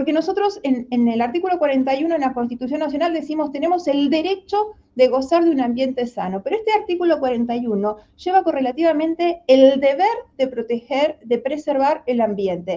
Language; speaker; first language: Spanish; native; Spanish